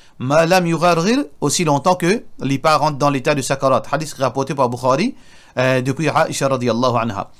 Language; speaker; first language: French; non-native, local second language; Morisyen